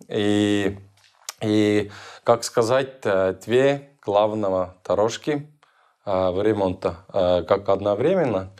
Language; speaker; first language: Russian; non-native, local second language; Estonian